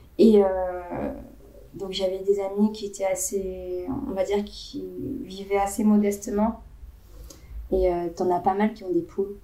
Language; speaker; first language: French; native; French